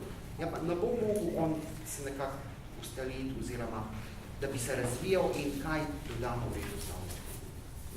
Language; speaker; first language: Slovenian; early bilingual, heritage; Arabic